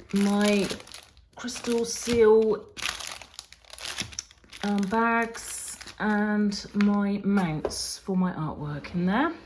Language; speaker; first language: English; native; English